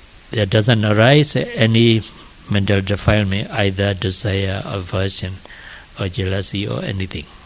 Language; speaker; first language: English; non-native, fluent; Burmese